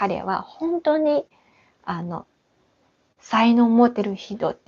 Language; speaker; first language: Japanese; non-native, fluent; Chinese